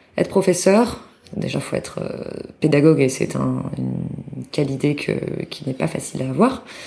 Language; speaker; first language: French; native; French